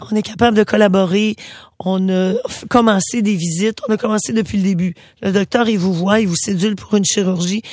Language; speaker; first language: French; native; French